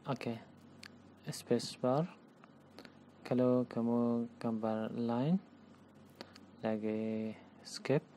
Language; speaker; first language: Indonesian; non-native, learner; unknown